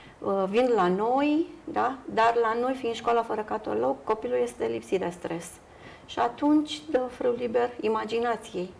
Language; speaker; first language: Romanian; native; Romanian